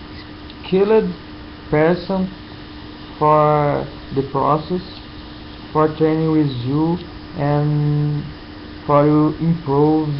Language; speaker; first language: English; non-native, learner; Portuguese